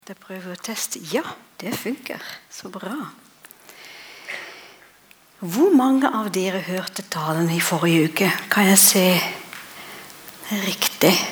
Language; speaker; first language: Norwegian; non-native, fluent; English